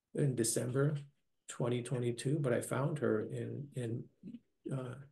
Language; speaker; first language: English; native; English